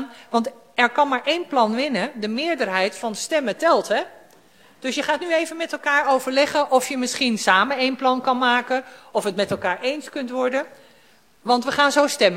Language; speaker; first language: Dutch; native; Dutch